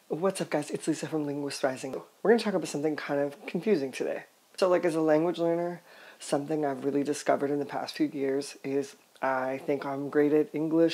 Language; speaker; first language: English; native; English